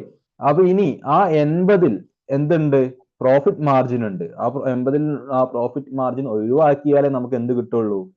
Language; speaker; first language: Malayalam; native; Malayalam